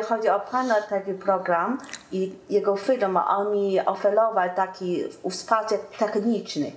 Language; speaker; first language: Polish; non-native, learner; Chinese